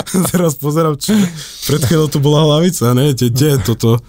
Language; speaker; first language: Slovak; native; Slovak